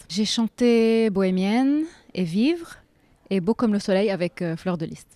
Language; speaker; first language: French; non-native, local second language; Arabic